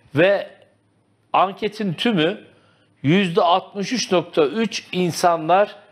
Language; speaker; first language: Turkish; native; Turkish